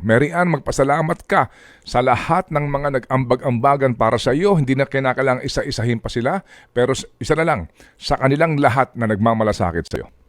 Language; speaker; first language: Filipino; native; Filipino